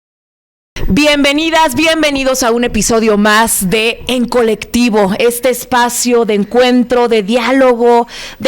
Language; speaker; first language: Spanish; native; Spanish